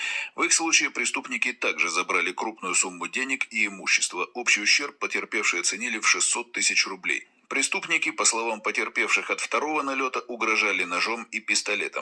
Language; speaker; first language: Russian; native; Russian